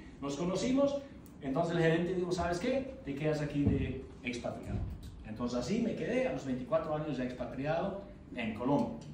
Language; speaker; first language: Spanish; non-native, fluent; German